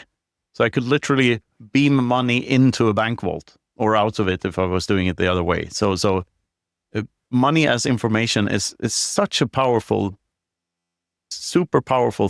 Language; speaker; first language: English; non-native, fluent; Swedish